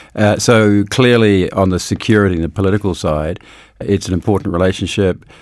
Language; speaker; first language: English; native; English